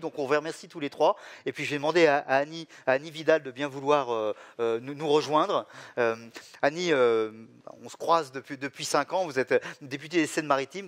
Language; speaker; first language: French; native; French